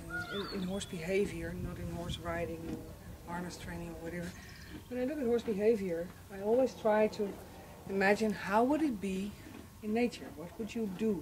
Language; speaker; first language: English; non-native, fluent; Dutch